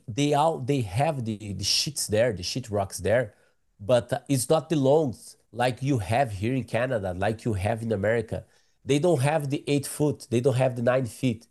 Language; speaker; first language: English; non-native, learner; Portuguese